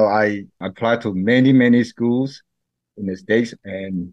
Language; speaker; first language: English; non-native, local second language; Min Nan Chinese